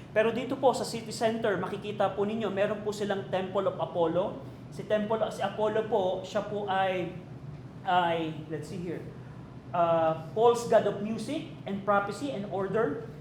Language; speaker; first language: Filipino; native; Filipino